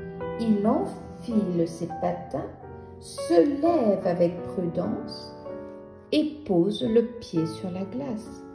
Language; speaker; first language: French; native; French